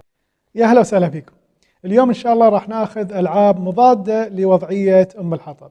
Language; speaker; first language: Arabic; native; Arabic